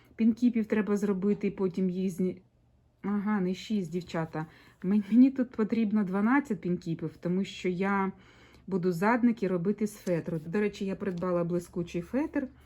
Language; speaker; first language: Ukrainian; non-native, local second language; Russian